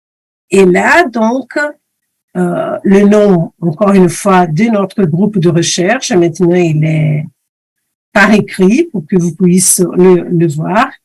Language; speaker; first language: French; non-native, fluent; Portuguese